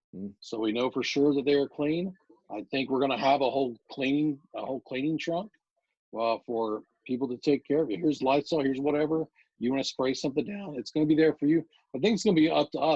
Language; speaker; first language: English; native; English